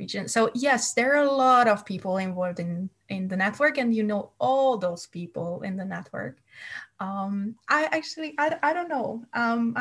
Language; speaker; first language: English; non-native, fluent; Hungarian